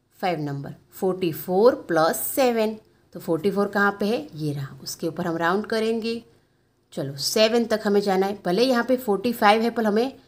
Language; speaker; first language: Hindi; non-native, local second language; Gujarati